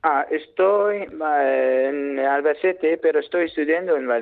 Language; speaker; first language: Spanish; non-native, learner; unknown